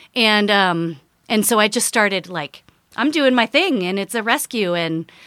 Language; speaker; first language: English; early bilingual, other home language; Dutch